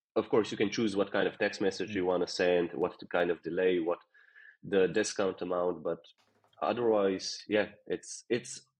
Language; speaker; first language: English; non-native, fluent; Slovenian